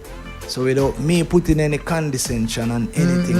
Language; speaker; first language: English; native; English